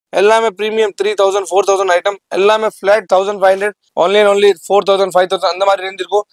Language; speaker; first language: Tamil; non-native, local second language; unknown